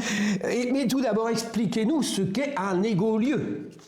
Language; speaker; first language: French; native; French